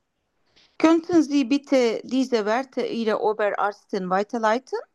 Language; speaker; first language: German; non-native, learner; Turkish